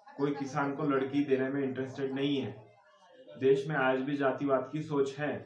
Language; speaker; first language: Hindi; non-native, local second language; Marathi